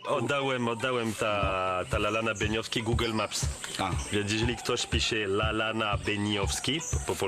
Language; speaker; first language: Polish; non-native, learner; Malagasy